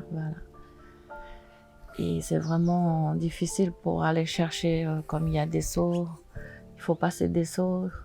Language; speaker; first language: French; non-native, local second language; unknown